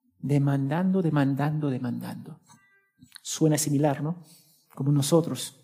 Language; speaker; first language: Spanish; early bilingual, heritage; Spanish